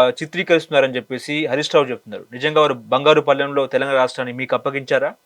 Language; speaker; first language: Telugu; native; Telugu